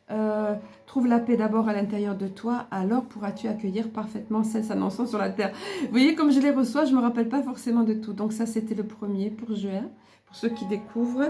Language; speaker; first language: French; native; French